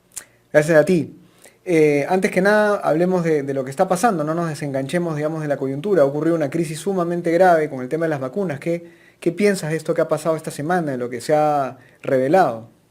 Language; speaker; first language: Spanish; native; Spanish